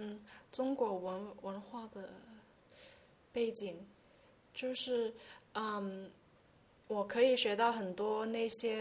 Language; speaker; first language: Chinese; early bilingual, heritage; Chinese